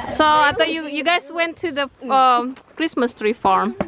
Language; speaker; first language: English; non-native, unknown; Indonesian